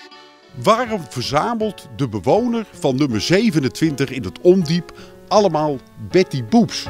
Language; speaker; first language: Dutch; native; Dutch